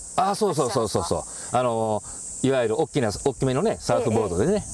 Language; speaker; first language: Japanese; native; Japanese